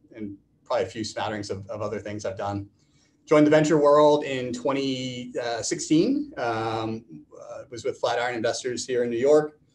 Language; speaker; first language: English; native; English